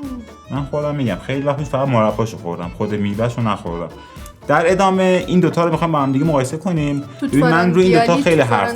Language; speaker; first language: Persian; native; Persian